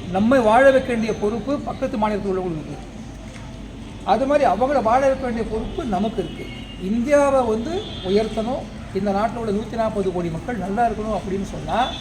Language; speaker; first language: Tamil; non-native, local second language; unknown